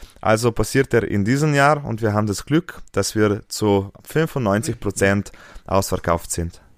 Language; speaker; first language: German; non-native, fluent; Slovenian